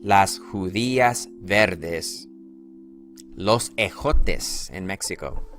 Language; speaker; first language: Spanish; non-native, fluent; English